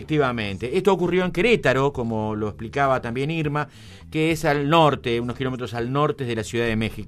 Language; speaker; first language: Spanish; native; Spanish